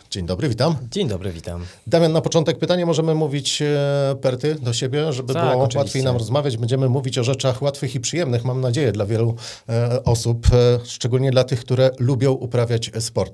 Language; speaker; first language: Polish; native; Polish